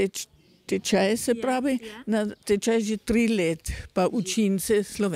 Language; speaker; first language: Slovenian; early bilingual, heritage; Slovenian